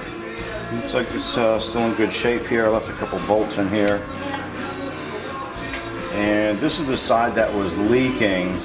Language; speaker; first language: English; native; English